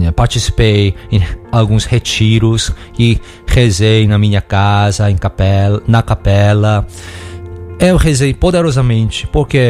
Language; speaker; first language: Portuguese; non-native, learner; Korean